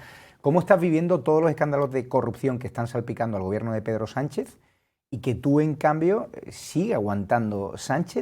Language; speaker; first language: Spanish; native; Spanish